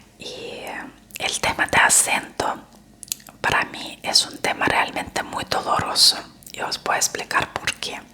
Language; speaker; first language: Spanish; non-native, fluent; Russian